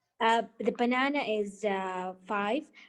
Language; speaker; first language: English; non-native, learner; Arabic